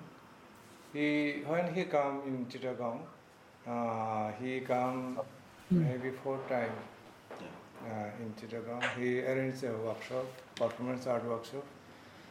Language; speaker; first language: English; non-native, local second language; Kok Borok